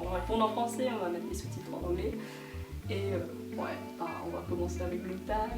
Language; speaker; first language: French; native; French